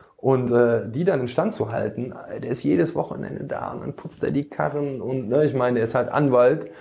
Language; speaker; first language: German; early bilingual, other home language; Bosnian